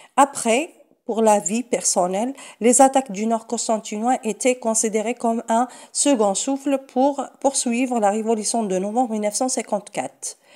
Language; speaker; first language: French; non-native, local second language; Arabic